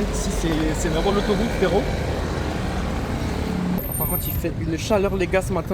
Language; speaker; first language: French; native; French